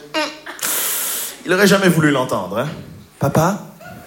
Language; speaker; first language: French; native; French